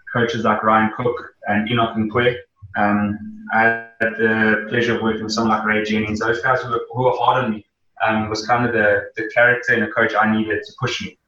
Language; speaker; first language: English; native; English